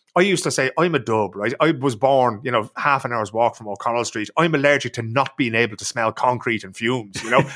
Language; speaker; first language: English; native; English